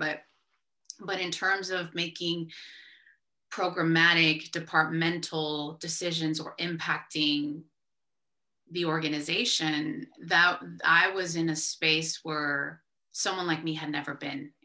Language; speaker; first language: English; early bilingual, other home language; Spanish